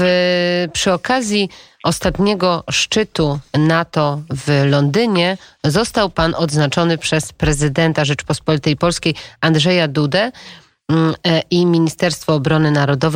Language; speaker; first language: Polish; native; Polish